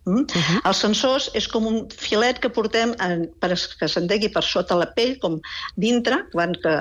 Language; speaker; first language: Catalan; native; Catalan